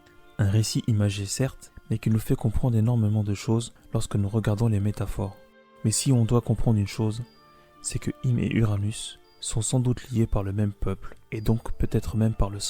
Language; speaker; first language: French; native; French